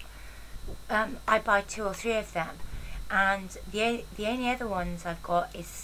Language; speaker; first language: English; native; English